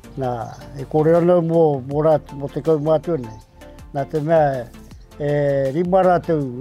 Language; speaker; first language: Māori; native; Māori